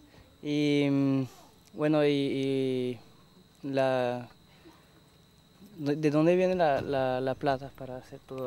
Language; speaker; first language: Spanish; non-native, fluent; French